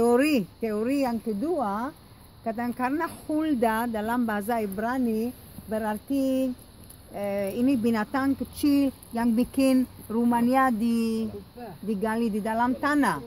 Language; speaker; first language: Indonesian; non-native, fluent; Hebrew